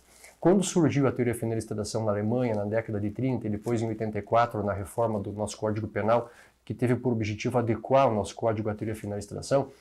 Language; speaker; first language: Portuguese; native; Portuguese